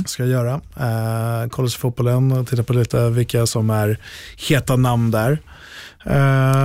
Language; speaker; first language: Swedish; native; Swedish